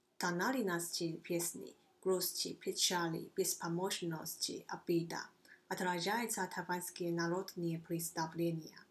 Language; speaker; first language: Russian; non-native, fluent; Chinese